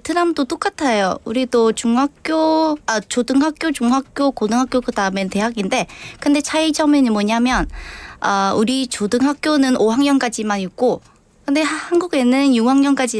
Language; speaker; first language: Korean; non-native, learner; Vietnamese